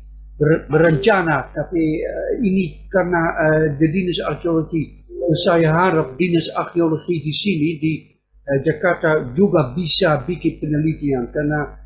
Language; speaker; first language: Indonesian; non-native, fluent; Dutch